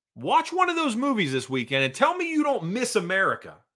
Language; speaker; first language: English; early bilingual, other home language; Hungarian